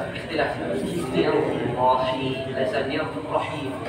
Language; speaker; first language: Arabic; non-native, fluent; Indonesian